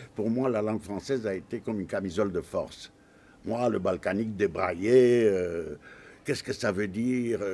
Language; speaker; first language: French; non-native, fluent; Romanian